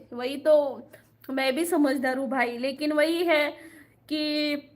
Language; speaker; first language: Hindi; non-native, local second language; Marathi